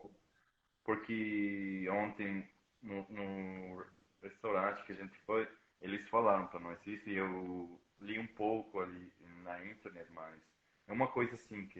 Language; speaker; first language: Portuguese; non-native, fluent; Spanish